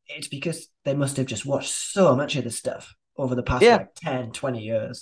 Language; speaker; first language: English; native; English